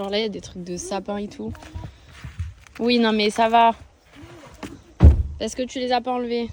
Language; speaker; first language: French; native; French